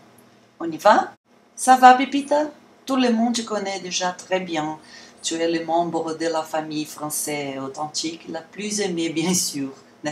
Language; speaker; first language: French; non-native, learner; Portuguese